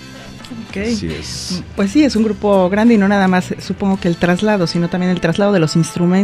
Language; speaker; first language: Spanish; native; Spanish